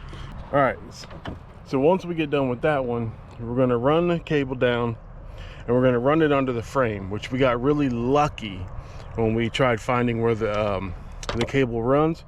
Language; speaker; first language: English; native; English